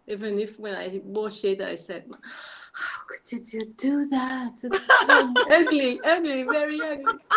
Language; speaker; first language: English; non-native, learner; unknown